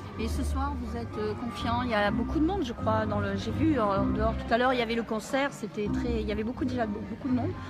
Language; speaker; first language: French; native; French